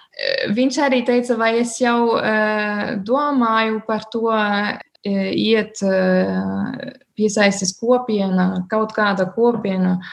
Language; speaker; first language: Latvian; non-native, learner; German